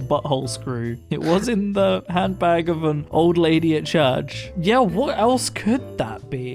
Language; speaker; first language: English; native; English